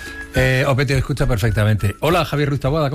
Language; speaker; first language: Spanish; native; Spanish